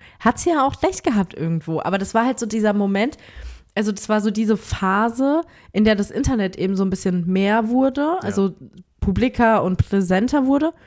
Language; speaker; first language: German; native; German